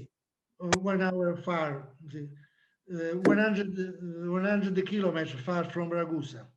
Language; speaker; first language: English; non-native, learner; Italian